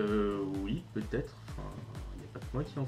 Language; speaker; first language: French; native; French